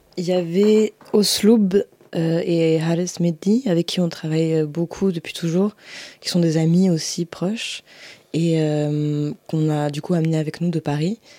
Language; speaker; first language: French; native; French